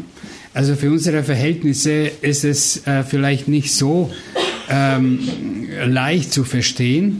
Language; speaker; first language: German; non-native, fluent; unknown